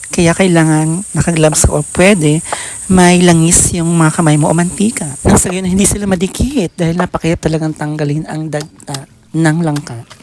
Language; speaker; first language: Filipino; native; Filipino